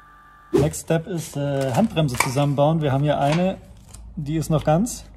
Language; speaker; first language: German; native; German